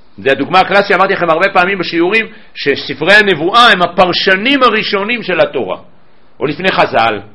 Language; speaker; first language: Hebrew; native; Hebrew